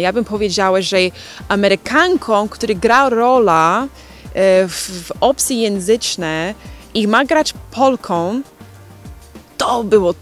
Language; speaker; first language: Polish; non-native, learner; English